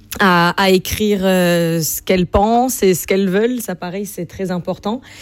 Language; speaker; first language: French; native; French